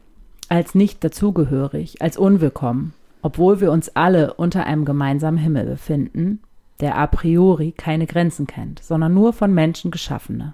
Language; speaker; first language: German; native; German